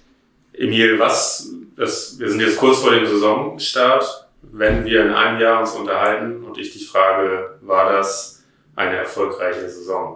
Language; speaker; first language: German; native; German